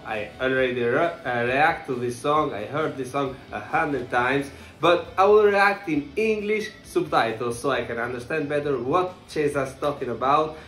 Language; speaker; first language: English; non-native, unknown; Italian